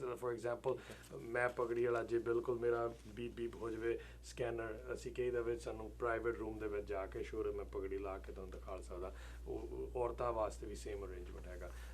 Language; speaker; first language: Punjabi; early bilingual, heritage; Punjabi